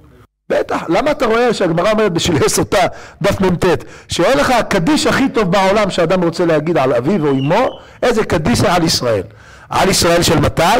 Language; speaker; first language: Hebrew; native; Hebrew